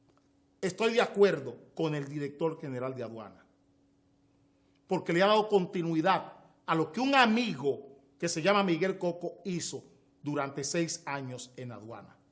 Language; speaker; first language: Spanish; native; Spanish